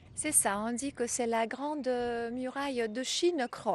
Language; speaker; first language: French; non-native, fluent; Croatian